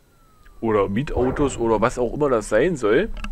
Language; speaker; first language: German; native; German